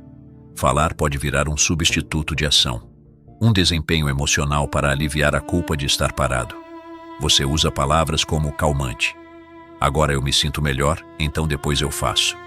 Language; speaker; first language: Portuguese; native; Portuguese